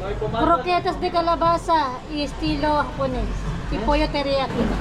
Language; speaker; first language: Spanish; non-native, learner; Filipino